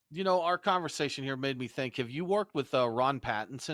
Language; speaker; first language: English; native; English